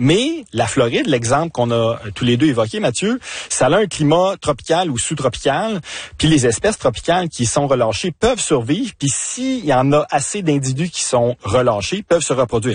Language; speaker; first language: French; native; French